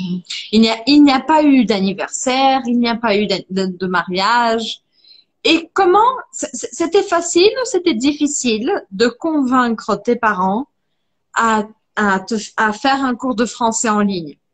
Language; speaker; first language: French; non-native, fluent; Portuguese